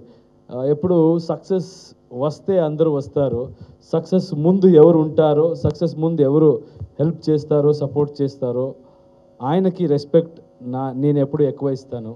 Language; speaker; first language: Telugu; non-native, learner; Kannada